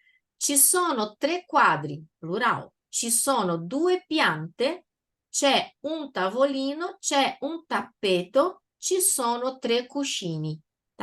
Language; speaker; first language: Italian; non-native, fluent; Portuguese